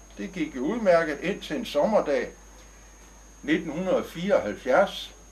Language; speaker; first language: Danish; native; Danish